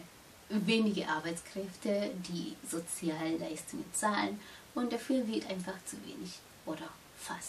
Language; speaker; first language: German; non-native, fluent; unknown